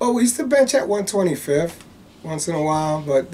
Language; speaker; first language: English; native; English